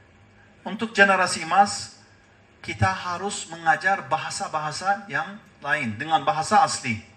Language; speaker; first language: Indonesian; non-native, learner; Turkish